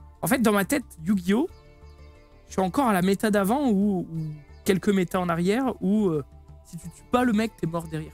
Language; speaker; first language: French; native; French